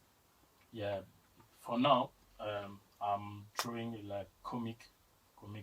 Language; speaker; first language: English; non-native, learner; French